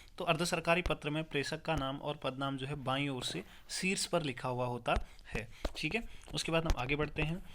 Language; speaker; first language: Hindi; native; Hindi